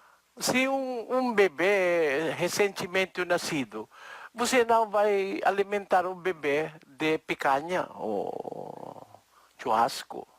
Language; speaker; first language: Portuguese; non-native, learner; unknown